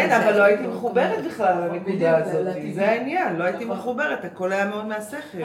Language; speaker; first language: Hebrew; native; Hebrew